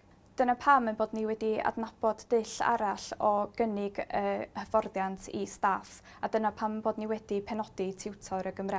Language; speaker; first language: Welsh; native; Welsh